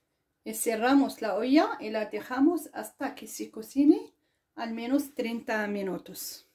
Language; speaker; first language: Spanish; non-native, fluent; Arabic